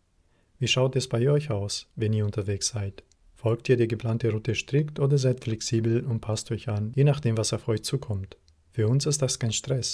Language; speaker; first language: German; native; German